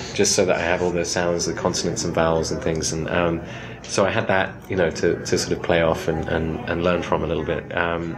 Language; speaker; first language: English; native; English